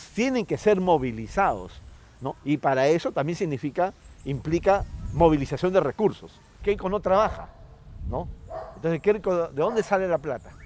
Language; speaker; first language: Spanish; non-native, local second language; Quechua